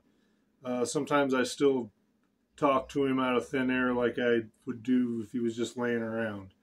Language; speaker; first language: English; native; English